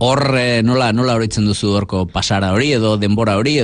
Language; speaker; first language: Basque; native; Basque